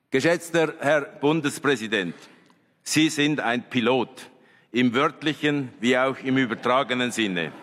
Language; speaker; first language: German; native; German